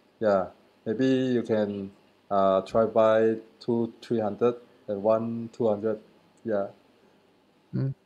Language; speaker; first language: English; non-native, learner; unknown